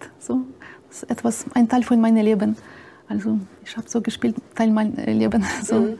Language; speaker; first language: German; non-native, learner; Ukrainian